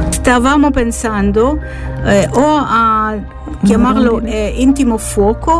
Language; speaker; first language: Italian; non-native, fluent; Hebrew